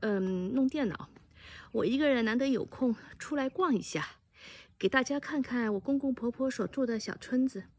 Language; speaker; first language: Chinese; native; Chinese